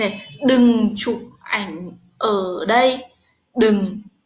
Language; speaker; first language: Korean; non-native, fluent; Vietnamese